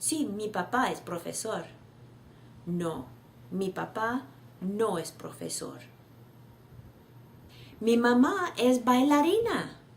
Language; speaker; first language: Spanish; non-native, fluent; English